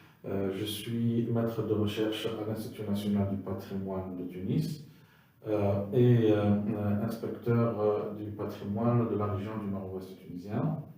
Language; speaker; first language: French; non-native, local second language; Arabic